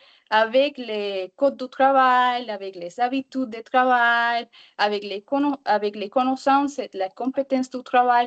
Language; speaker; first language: French; non-native, learner; Spanish